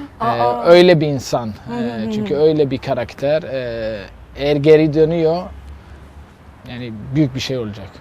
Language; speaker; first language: Turkish; non-native, learner; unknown